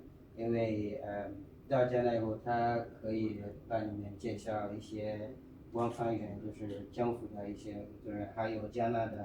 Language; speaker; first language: Chinese; non-native, fluent; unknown